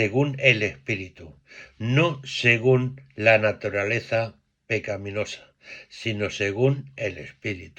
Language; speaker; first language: Spanish; native; Spanish